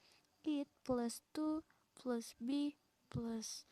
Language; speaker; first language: English; non-native, learner; Indonesian